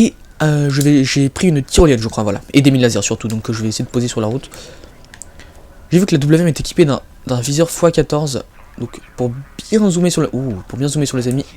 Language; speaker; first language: French; native; French